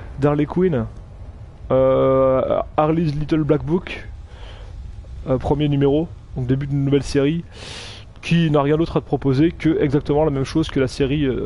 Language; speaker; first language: French; native; French